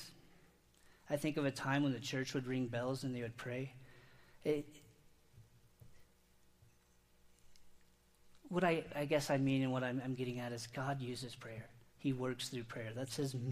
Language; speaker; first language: English; native; English